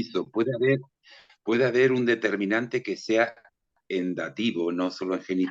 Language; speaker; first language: Spanish; native; Spanish